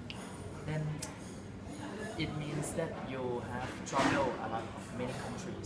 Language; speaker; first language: English; non-native, learner; Thai